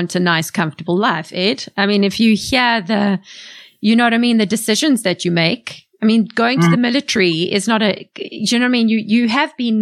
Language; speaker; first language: English; native; English